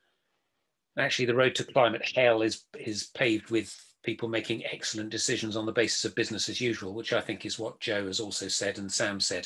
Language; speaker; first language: English; native; English